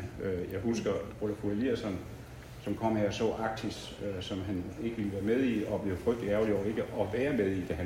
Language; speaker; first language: Danish; native; Danish